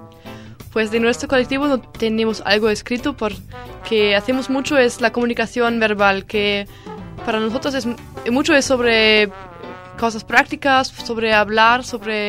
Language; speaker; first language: Spanish; non-native, learner; German